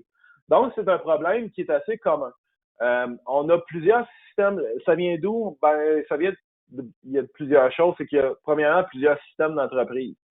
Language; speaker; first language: French; native; French